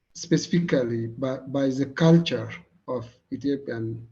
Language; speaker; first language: English; non-native, local second language; Amharic